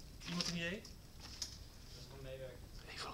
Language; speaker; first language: Dutch; non-native, fluent; English